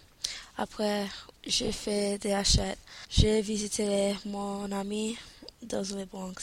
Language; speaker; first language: French; non-native, learner; English